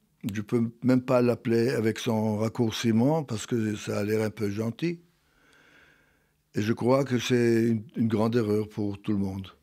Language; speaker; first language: French; non-native, fluent; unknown